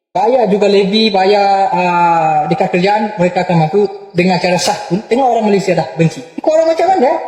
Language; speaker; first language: Malay; non-native, fluent; Bangla